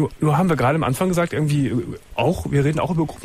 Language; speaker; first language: German; native; German